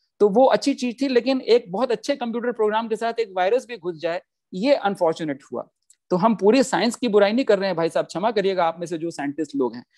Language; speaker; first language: Hindi; native; Hindi